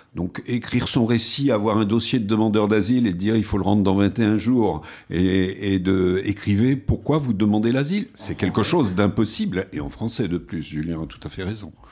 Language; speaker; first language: French; native; French